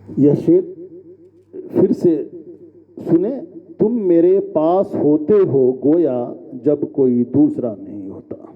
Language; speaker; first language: Urdu; native; Urdu